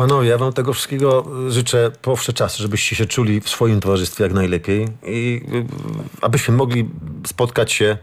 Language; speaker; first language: Polish; native; Polish